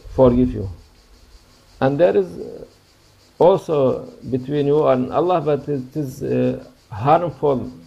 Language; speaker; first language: English; non-native, learner; Turkish